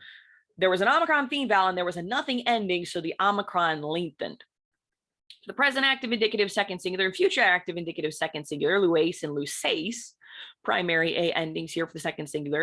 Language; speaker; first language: English; native; English